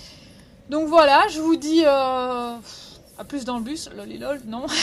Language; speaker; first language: French; native; French